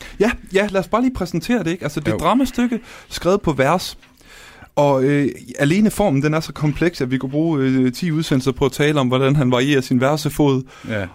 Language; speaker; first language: Danish; native; Danish